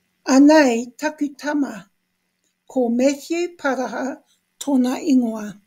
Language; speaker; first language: Māori; non-native, local second language; English